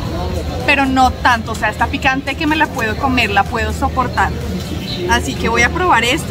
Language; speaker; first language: Spanish; native; Spanish